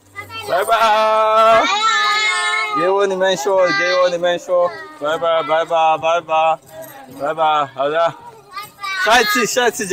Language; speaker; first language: Chinese; non-native, learner; Rundi